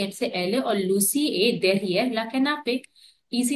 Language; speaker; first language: French; non-native, learner; Hindi